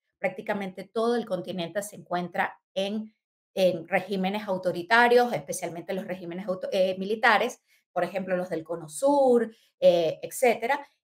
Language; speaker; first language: Spanish; native; Spanish